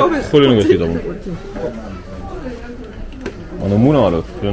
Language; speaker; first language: Japanese; non-native, learner; French